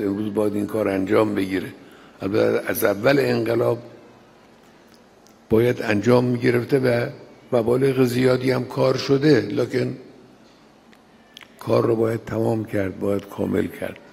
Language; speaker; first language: Persian; native; Persian